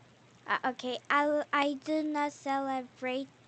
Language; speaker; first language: English; non-native, learner; Korean